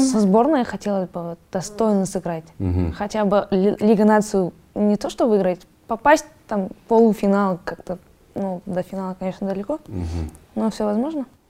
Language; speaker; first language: Russian; non-native, local second language; Kazakh